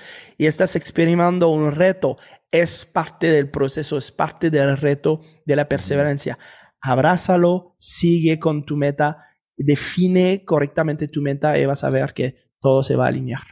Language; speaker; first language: Spanish; non-native, fluent; French